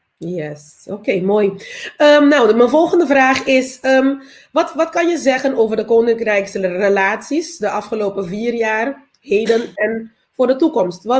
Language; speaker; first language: Dutch; non-native, local second language; Papiamento